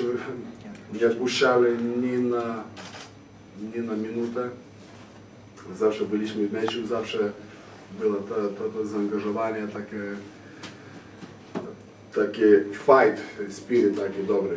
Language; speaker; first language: Polish; non-native, fluent; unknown